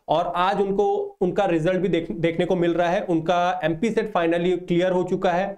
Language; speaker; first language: Hindi; non-native, local second language; Odia